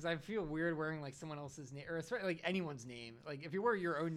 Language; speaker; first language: English; native; English